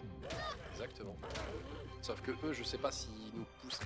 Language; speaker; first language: French; native; French